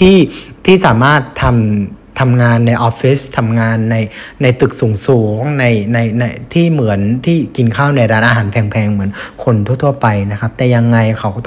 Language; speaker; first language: Thai; non-native, fluent; Vietnamese